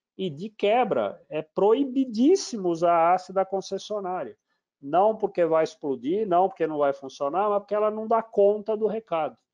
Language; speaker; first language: Portuguese; native; Portuguese